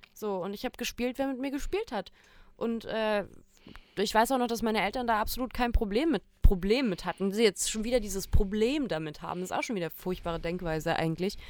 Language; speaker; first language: German; native; German